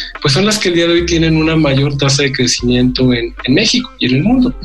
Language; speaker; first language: Spanish; native; Spanish